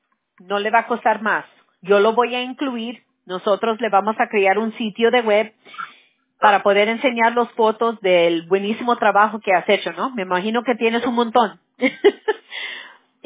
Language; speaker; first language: Spanish; early bilingual, heritage; Spanish